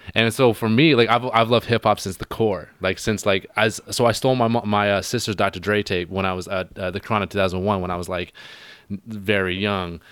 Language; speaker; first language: English; native; English